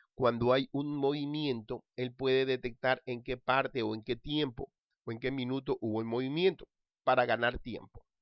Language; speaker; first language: Spanish; native; Spanish